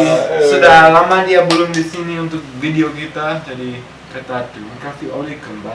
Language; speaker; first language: Indonesian; early bilingual, other home language; English